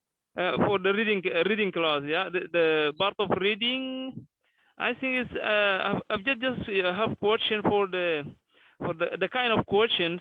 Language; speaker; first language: English; non-native, learner; Arabic